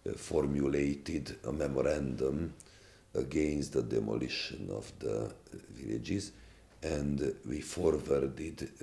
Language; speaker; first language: English; non-native, fluent; Hungarian